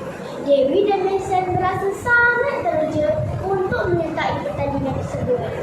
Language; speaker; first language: Malay; native; Malay